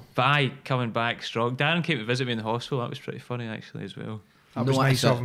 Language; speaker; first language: English; native; English